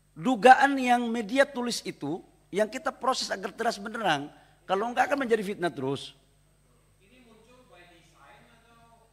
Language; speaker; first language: Indonesian; native; Indonesian